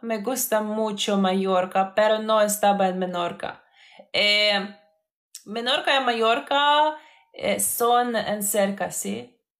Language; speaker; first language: Spanish; non-native, learner; Ukrainian